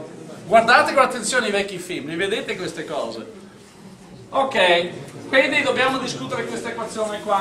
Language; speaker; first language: Italian; native; Italian